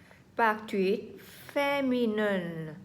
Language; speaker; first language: French; non-native, learner; Vietnamese